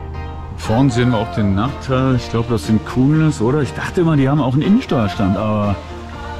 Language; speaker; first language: German; native; German